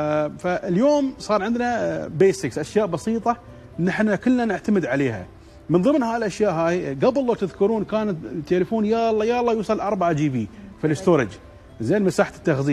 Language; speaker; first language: Arabic; native; Arabic